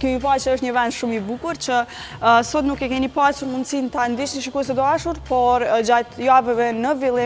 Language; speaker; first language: Albanian; native; Albanian